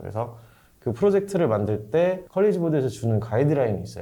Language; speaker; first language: Korean; native; Korean